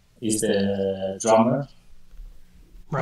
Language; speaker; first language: English; non-native, fluent; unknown